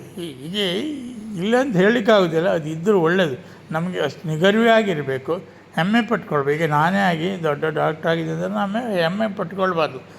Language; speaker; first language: Kannada; native; Kannada